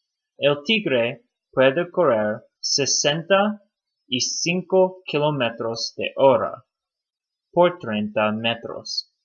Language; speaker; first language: Spanish; non-native, learner; English